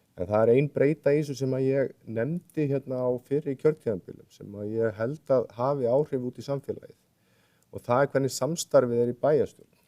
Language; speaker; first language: Icelandic; native; Icelandic